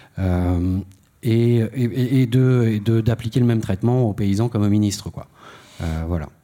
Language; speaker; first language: French; native; French